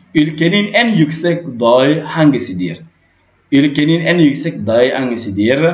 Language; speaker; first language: Turkish; non-native, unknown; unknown